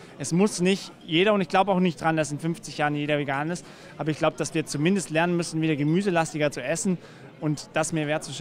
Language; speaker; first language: German; native; German